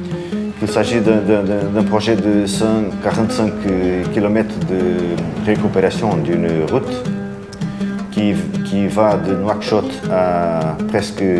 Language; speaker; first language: French; non-native, fluent; Portuguese